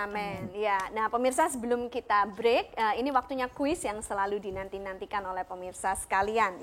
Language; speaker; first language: Indonesian; native; Indonesian